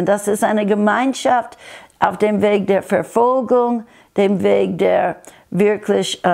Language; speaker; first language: German; non-native, fluent; English